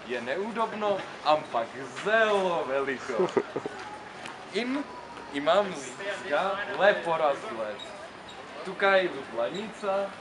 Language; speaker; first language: Slovenian; non-native, learner; Czech